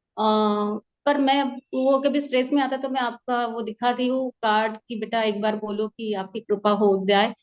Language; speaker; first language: Hindi; non-native, local second language; Marathi